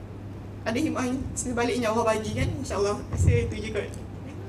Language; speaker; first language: Malay; native; Malay